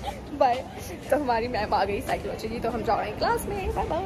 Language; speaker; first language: Hindi; native; Hindi